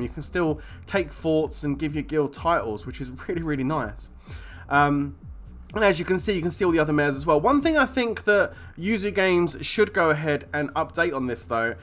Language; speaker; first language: English; native; English